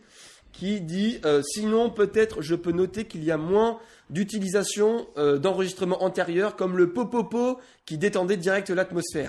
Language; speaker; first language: French; native; French